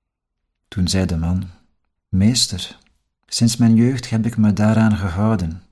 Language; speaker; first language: Dutch; native; Dutch